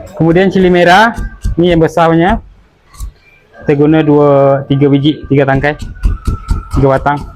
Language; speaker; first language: Malay; native; Malay